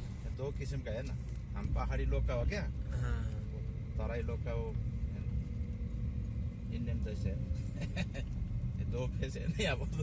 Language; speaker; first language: Hindi; non-native, learner; Nepali